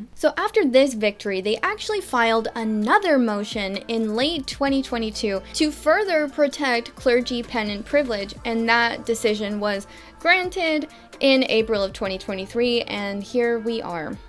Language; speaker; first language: English; native; English